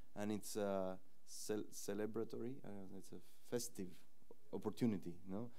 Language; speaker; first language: English; non-native, fluent; Spanish